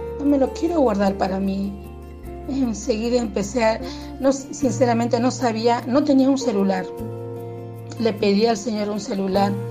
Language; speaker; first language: Spanish; early bilingual, other home language; Quechua